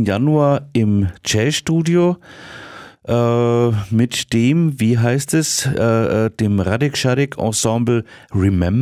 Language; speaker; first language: German; native; German